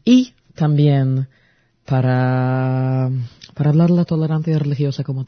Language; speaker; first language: Spanish; early bilingual, heritage; Spanish